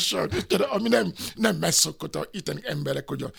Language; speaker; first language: Hungarian; non-native, fluent; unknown